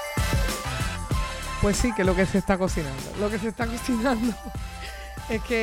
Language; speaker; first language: Spanish; native; Spanish